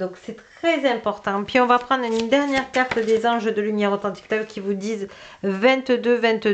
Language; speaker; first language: French; native; French